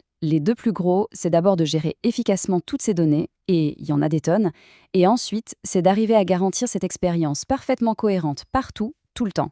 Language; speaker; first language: French; native; French